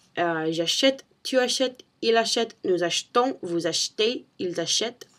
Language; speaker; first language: French; non-native, learner; English